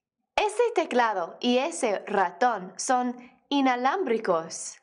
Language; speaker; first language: Spanish; non-native, fluent; English